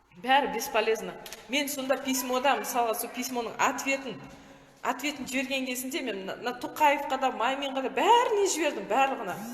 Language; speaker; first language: Kazakh; native; Kazakh